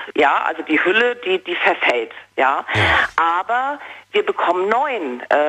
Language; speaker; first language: German; native; German